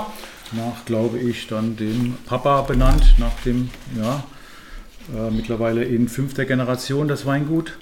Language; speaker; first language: German; native; German